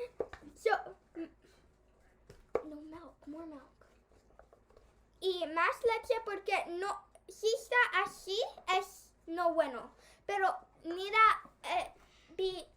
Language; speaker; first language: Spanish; early bilingual, heritage; Spanish